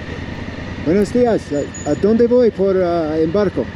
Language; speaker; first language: Spanish; non-native, learner; English